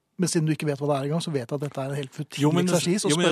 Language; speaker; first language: Norwegian; native; Norwegian